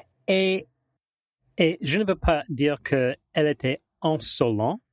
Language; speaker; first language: French; non-native, fluent; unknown